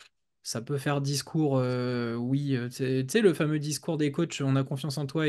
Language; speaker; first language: French; native; French